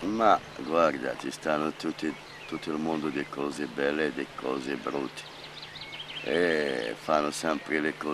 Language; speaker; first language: Italian; non-native, fluent; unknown